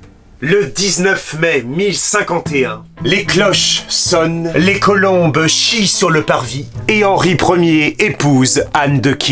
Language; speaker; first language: French; native; French